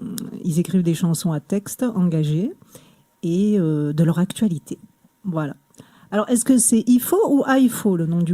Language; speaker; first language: French; native; French